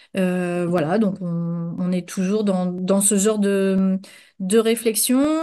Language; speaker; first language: French; native; French